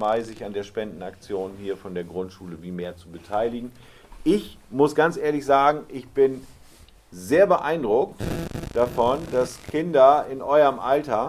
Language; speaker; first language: German; native; German